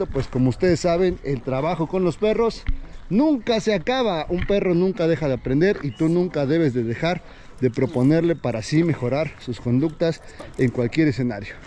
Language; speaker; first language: Spanish; native; Spanish